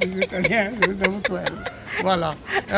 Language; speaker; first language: French; non-native, learner; Italian